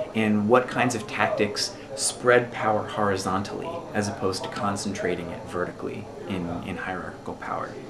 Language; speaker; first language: English; native; English